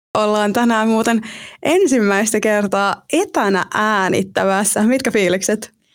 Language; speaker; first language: Finnish; native; Finnish